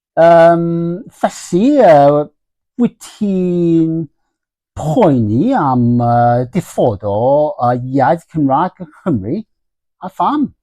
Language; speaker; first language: Welsh; non-native, learner; Cantonese